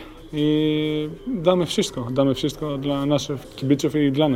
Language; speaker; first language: Polish; non-native, learner; Greek